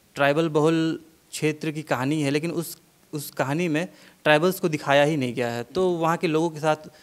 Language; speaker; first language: Hindi; native; Hindi